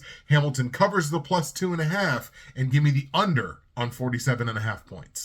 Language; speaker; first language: English; native; English